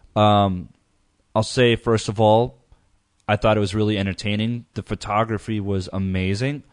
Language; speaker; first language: English; native; English